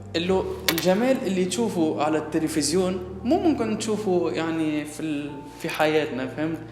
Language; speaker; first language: Arabic; native; Arabic